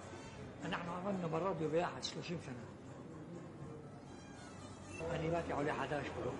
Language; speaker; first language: Hebrew; non-native, fluent; Arabic